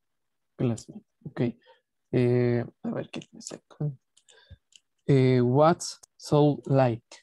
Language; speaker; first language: English; non-native, fluent; Spanish